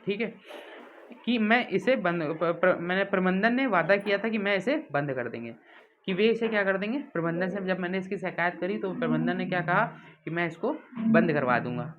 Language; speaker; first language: Hindi; native; Hindi